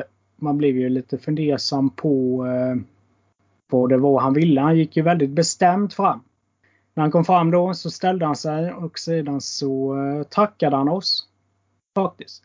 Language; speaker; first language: Swedish; native; Swedish